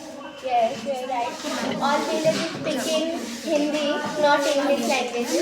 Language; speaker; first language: English; non-native, learner; Hindi